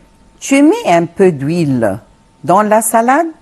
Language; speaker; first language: French; non-native, fluent; Arabic